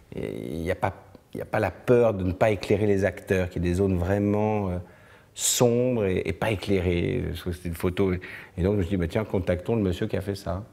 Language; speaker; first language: French; native; French